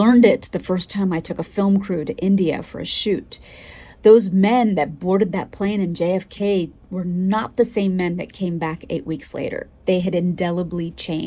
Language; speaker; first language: English; native; English